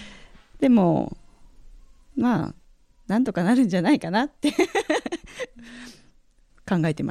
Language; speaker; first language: Japanese; native; Japanese